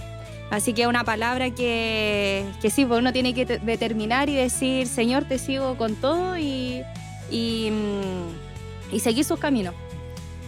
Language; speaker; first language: Spanish; native; Spanish